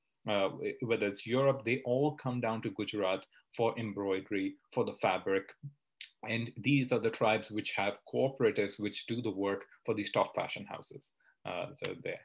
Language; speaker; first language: English; non-native, local second language; Hindi